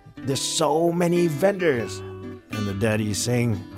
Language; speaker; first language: English; early bilingual, other home language; Japanese